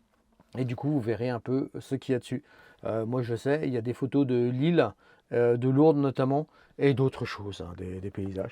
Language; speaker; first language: French; native; French